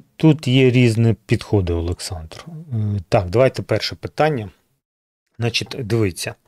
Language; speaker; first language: Ukrainian; non-native, local second language; Russian